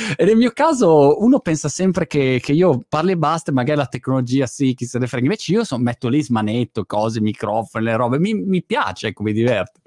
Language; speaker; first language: Italian; native; Italian